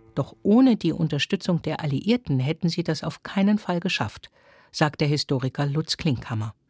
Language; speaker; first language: German; native; German